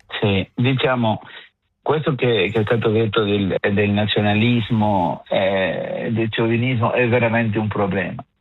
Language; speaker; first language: Italian; non-native, fluent; Spanish